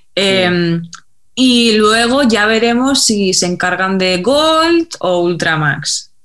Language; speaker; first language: Spanish; native; Spanish